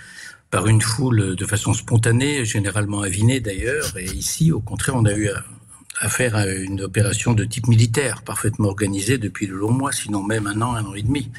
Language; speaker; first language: French; native; French